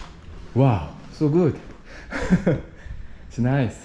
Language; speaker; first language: English; non-native, learner; Korean